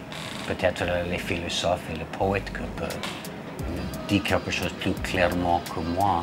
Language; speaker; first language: French; non-native, fluent; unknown